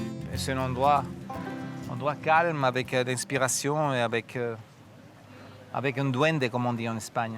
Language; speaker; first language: French; non-native, fluent; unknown